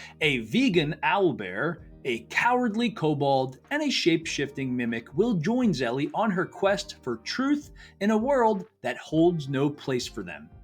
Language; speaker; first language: English; native; English